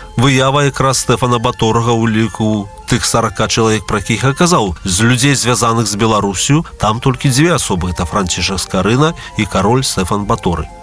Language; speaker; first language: Belarusian; native; Belarusian